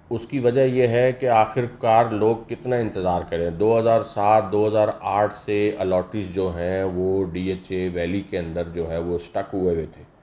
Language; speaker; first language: Urdu; native; Urdu